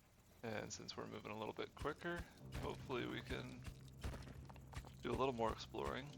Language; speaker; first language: English; native; English